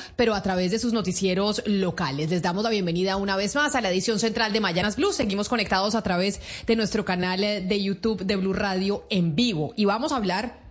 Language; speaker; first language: Spanish; native; Spanish